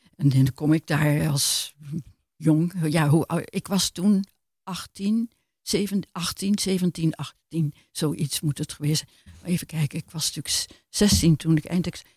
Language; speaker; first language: Dutch; native; Dutch